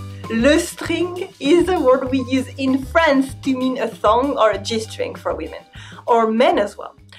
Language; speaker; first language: English; non-native, fluent; French